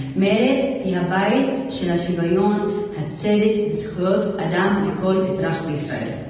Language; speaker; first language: Hebrew; non-native, local second language; Arabic